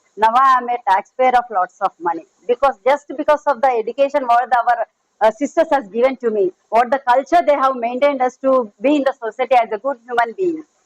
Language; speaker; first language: English; non-native, local second language; Telugu